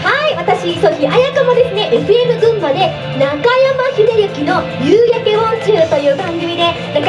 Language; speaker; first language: Japanese; native; Japanese